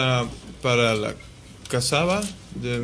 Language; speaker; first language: Spanish; non-native, learner; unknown